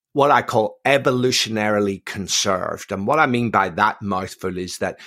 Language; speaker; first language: English; native; English